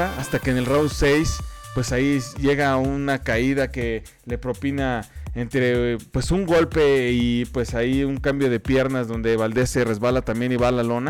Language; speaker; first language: Spanish; native; Spanish